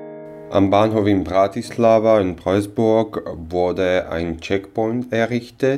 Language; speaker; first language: German; non-native, local second language; Slovak